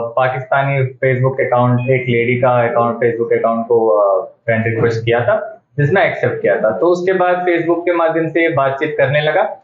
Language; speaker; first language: Hindi; non-native, local second language; Gujarati